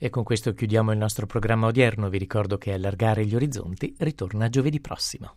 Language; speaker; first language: Italian; native; Italian